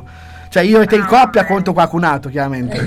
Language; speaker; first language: Italian; native; Italian